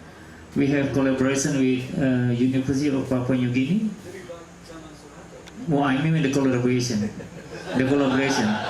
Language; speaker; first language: English; non-native, local second language; Indonesian